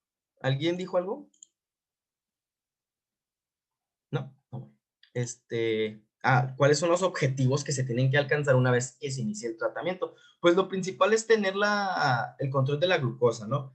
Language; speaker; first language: Spanish; native; Spanish